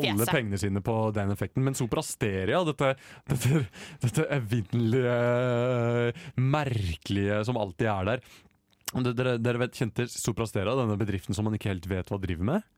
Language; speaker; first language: Norwegian; native; Norwegian